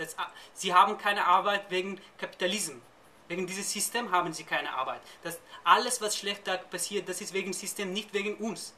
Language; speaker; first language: German; non-native, learner; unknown